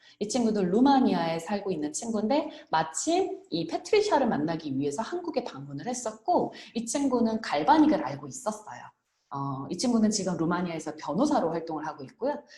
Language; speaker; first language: Korean; native; Korean